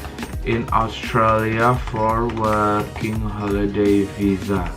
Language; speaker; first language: English; non-native, learner; Indonesian